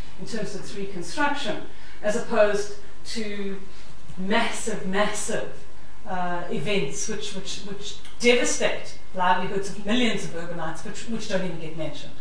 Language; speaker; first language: English; native; English